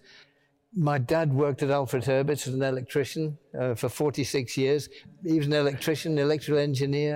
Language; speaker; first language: English; native; English